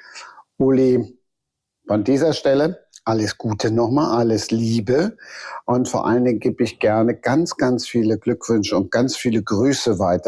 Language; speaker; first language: German; native; German